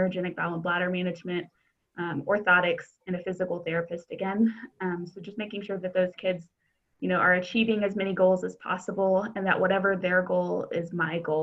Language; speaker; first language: English; native; English